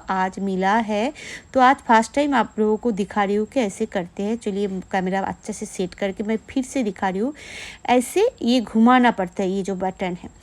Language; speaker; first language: Hindi; non-native, local second language; Bangla